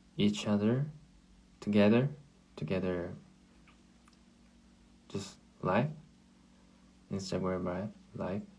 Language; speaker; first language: English; non-native, learner; Korean